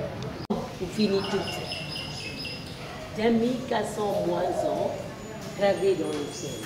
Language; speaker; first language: French; non-native, local second language; Burmese